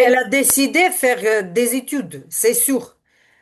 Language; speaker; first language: French; non-native, learner; Ukrainian